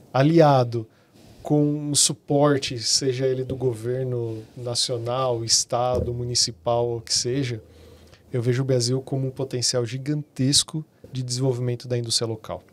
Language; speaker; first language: Portuguese; native; Portuguese